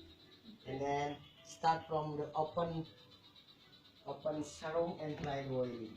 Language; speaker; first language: English; non-native, learner; Indonesian